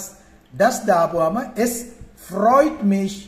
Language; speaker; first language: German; non-native, fluent; Sinhala